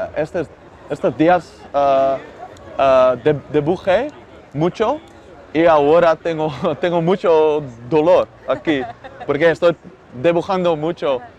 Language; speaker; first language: Spanish; non-native, learner; Dutch